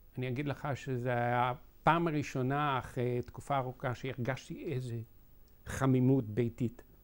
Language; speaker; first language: Hebrew; non-native, fluent; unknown